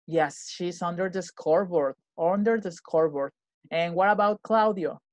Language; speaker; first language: English; non-native, fluent; Spanish